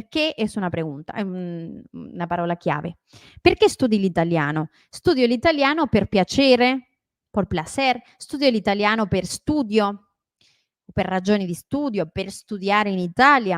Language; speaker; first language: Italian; non-native, fluent; Spanish